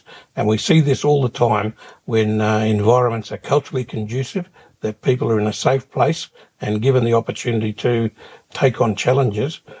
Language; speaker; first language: English; native; English